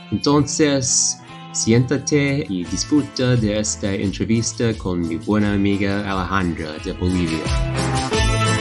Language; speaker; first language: Spanish; non-native, learner; English